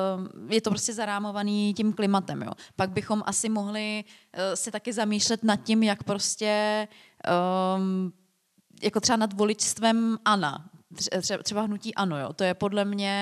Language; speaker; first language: Czech; native; Czech